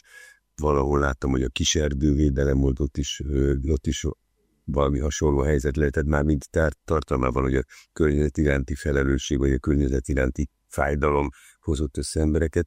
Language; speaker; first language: Hungarian; native; Hungarian